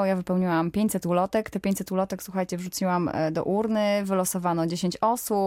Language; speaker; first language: Polish; native; Polish